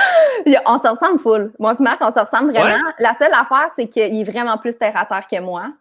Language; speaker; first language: French; native; French